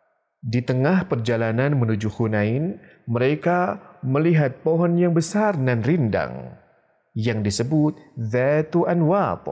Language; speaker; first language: Indonesian; native; Indonesian